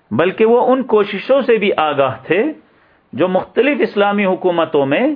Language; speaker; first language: Urdu; native; Urdu